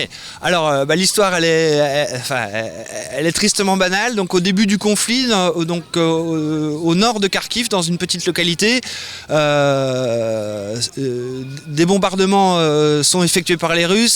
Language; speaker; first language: French; native; French